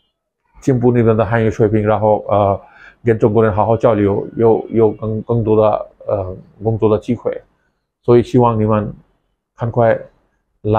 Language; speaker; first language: Chinese; non-native, fluent; Bangla